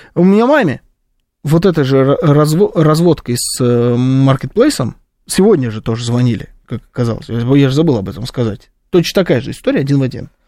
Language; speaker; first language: Russian; native; Russian